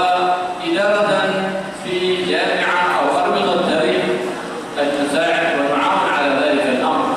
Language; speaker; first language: Arabic; native; Arabic